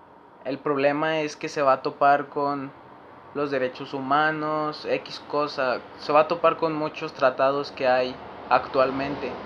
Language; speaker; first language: Spanish; native; Spanish